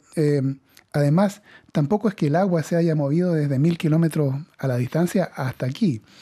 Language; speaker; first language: Spanish; native; Spanish